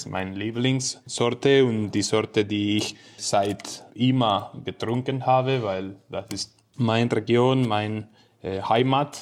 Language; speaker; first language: German; non-native, learner; Spanish